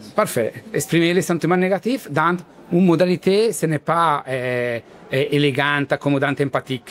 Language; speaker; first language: French; non-native, learner; Italian